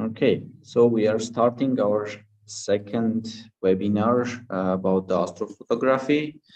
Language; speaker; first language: English; non-native, fluent; Armenian